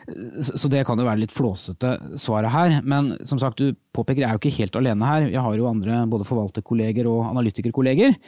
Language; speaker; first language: Norwegian; native; Norwegian